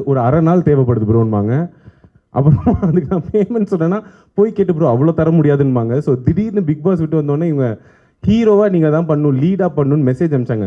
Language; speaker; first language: Tamil; native; Tamil